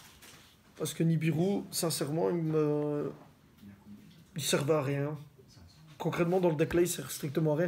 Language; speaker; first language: French; native; French